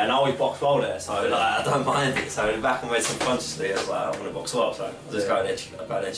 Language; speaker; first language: English; native; English